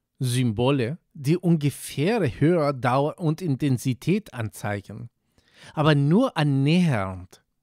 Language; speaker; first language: German; non-native, fluent; Spanish